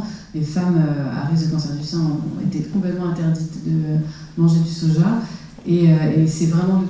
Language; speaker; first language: French; native; French